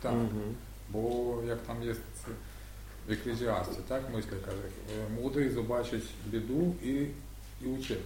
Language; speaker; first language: Polish; non-native, learner; Ukrainian